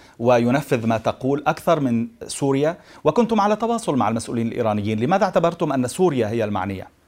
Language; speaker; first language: Arabic; native; Arabic